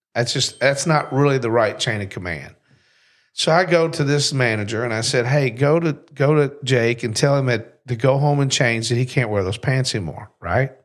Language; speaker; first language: English; native; English